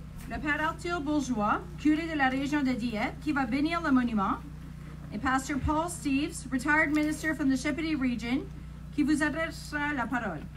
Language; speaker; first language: French; native; French